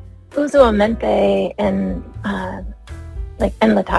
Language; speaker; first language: Spanish; non-native, learner; English